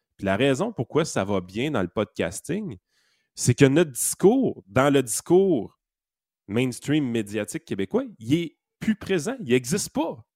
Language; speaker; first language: French; native; French